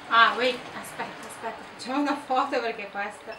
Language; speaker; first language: Italian; non-native, learner; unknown